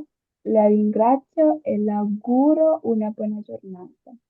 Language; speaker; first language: Italian; non-native, learner; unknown